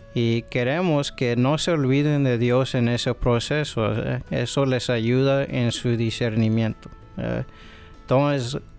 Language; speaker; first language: Spanish; early bilingual, heritage; Spanish